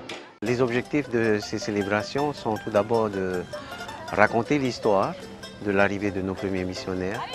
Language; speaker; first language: French; native; French